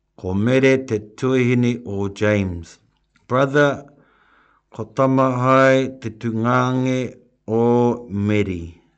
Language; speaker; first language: Māori; non-native, local second language; English